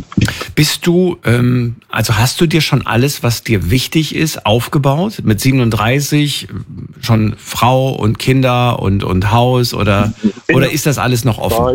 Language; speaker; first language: German; native; German